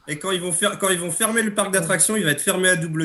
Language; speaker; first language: French; native; French